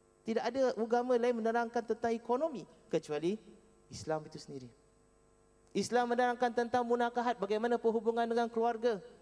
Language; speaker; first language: Malay; native; Malay